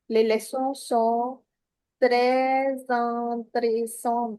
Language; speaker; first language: French; non-native, fluent; Hindi